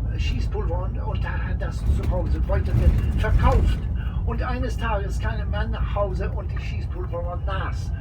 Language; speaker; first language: German; non-native, fluent; English